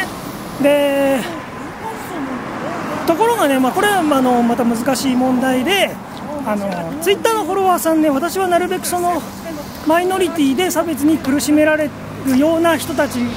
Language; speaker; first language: Japanese; native; Japanese